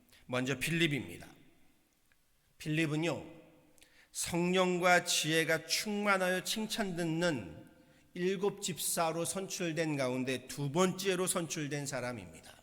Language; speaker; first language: Korean; native; Korean